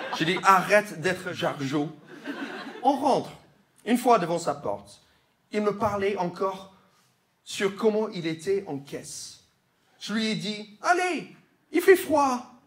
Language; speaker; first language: French; non-native, fluent; English